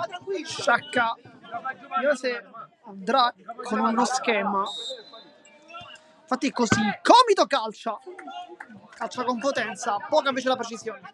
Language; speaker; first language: Italian; native; Italian